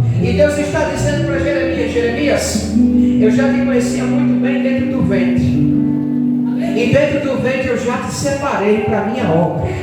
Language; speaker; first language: Portuguese; native; Portuguese